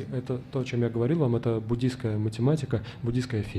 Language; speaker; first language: Russian; native; Russian